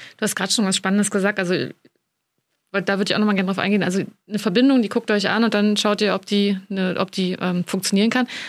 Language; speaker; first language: German; native; German